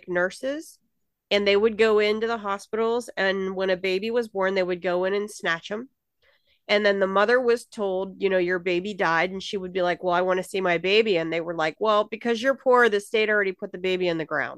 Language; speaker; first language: English; native; English